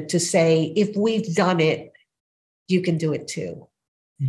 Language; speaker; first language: English; non-native, local second language; Filipino